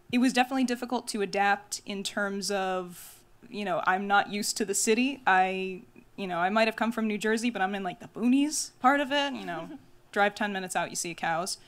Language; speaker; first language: English; native; English